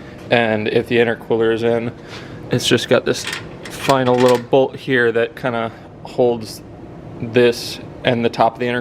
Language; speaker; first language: English; native; English